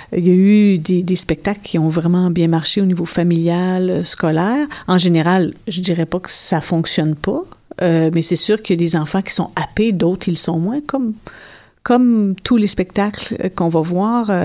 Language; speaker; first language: French; native; French